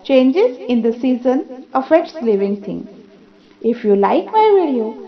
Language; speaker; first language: English; non-native, local second language; Marathi